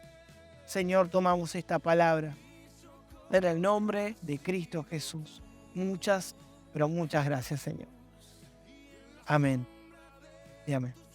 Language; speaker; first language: Spanish; native; Spanish